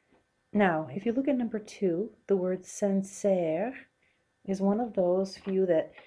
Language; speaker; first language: English; native; English